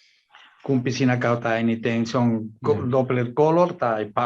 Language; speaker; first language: Finnish; non-native, learner; Spanish